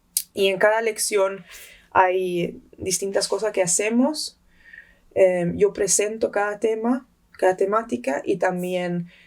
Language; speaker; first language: Spanish; early bilingual, heritage; Spanish